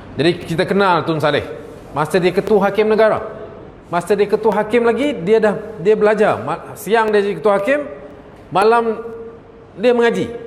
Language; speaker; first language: Malay; native; Malay